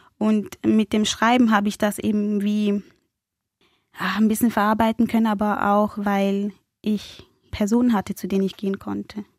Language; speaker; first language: German; non-native, fluent; Spanish